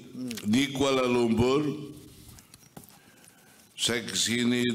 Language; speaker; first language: Indonesian; non-native, fluent; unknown